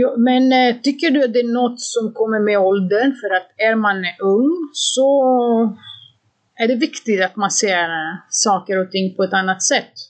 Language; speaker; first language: Swedish; non-native, fluent; Greek